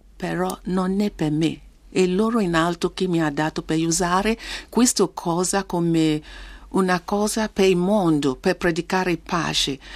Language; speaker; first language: Italian; non-native, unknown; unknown